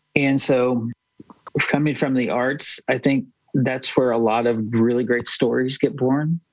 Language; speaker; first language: English; native; English